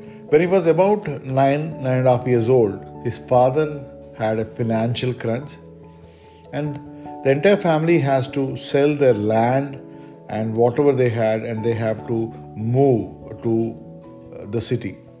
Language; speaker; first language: English; non-native, local second language; Malayalam